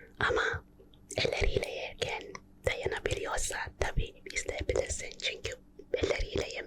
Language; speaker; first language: Turkish; non-native, learner; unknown